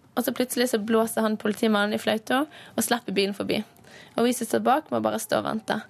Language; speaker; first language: Norwegian; native; Norwegian